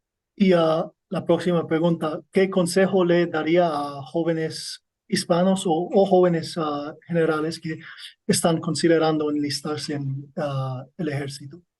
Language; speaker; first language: Spanish; non-native, learner; English